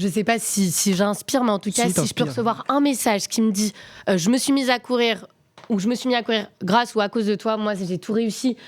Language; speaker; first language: French; native; French